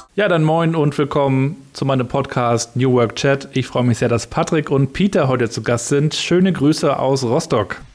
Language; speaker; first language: German; native; German